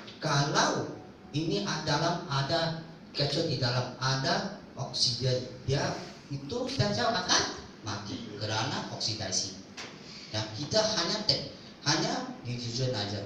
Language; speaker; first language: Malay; non-native, local second language; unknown